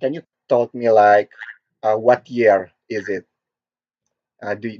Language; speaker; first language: English; non-native, learner; Korean